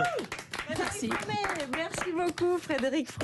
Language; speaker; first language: French; native; French